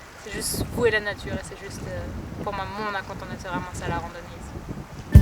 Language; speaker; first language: French; native; French